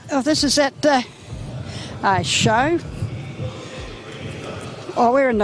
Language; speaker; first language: English; native; English